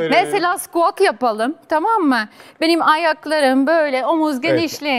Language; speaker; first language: Turkish; non-native, fluent; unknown